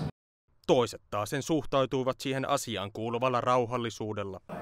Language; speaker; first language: Finnish; native; Finnish